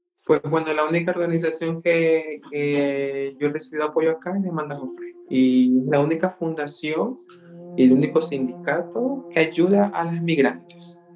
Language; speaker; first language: Spanish; native; Spanish